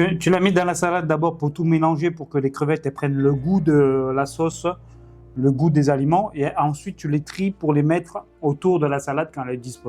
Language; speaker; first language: French; native; French